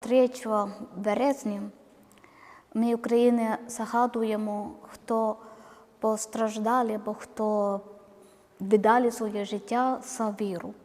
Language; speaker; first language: Ukrainian; non-native, learner; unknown